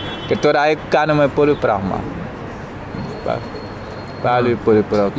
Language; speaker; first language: Greek; non-native, learner; Wolof